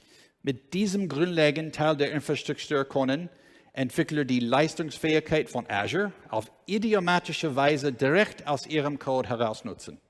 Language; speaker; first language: German; non-native, learner; English